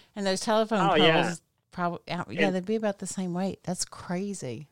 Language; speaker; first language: English; native; English